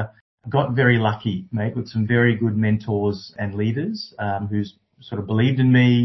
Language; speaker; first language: English; native; English